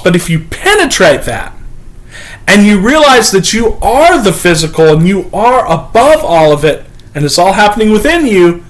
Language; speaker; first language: English; native; English